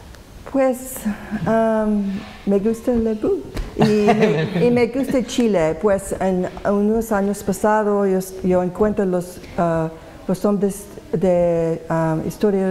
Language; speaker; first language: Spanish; non-native, learner; English